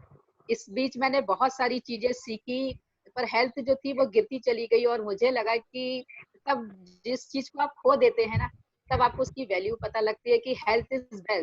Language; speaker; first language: Hindi; native; Hindi